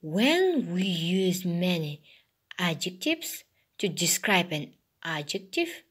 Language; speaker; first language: English; non-native, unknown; Kazakh